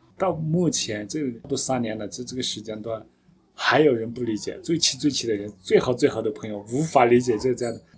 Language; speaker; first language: Chinese; non-native, local second language; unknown